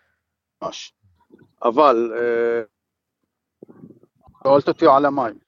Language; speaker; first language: Hebrew; non-native, fluent; Arabic